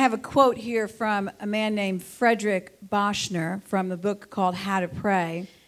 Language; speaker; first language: English; native; English